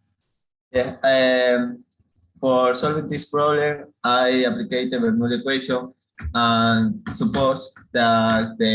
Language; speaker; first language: English; non-native, learner; Spanish